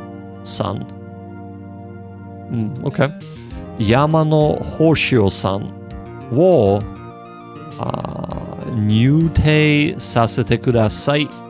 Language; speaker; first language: Japanese; non-native, learner; English